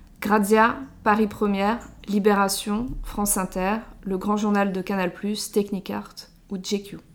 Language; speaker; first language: French; native; French